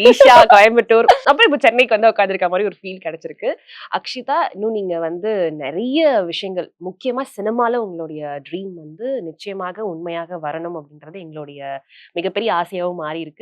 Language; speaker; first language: Tamil; native; Tamil